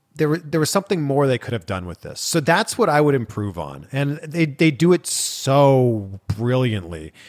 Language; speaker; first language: English; native; English